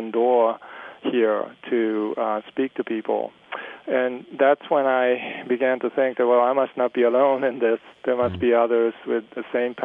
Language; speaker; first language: English; early bilingual, other home language; Japanese